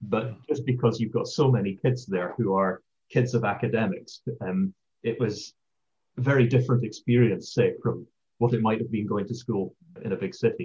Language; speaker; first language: English; native; English